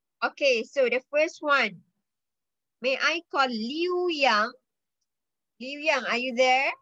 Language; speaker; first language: English; non-native, local second language; Malay